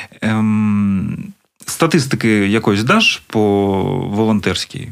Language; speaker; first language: Ukrainian; native; Ukrainian